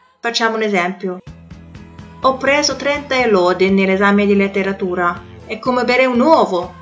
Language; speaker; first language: Italian; non-native, fluent; Chinese